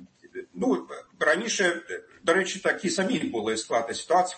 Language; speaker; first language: Ukrainian; non-native, fluent; German